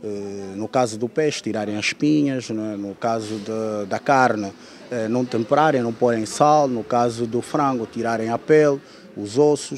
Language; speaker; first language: Portuguese; native; Portuguese